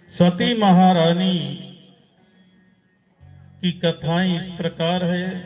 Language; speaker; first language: Hindi; native; Hindi